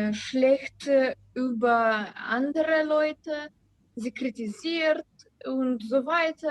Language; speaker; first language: German; non-native, learner; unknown